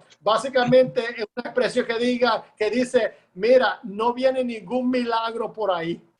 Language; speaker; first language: Spanish; early bilingual, heritage; Spanish